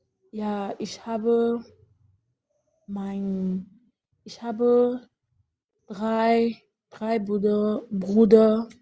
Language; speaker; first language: German; non-native, learner; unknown